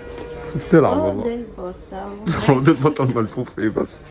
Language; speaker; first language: Arabic; native; Arabic